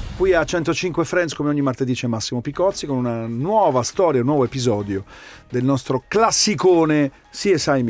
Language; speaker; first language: Italian; native; Italian